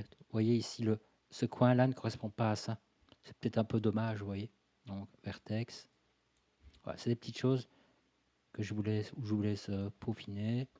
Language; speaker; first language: French; native; French